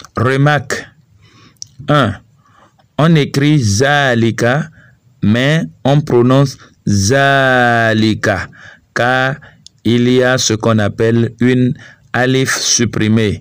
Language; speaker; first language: French; non-native, local second language; Fon